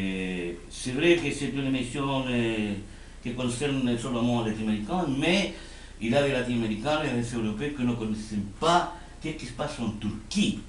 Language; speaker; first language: French; non-native, fluent; Spanish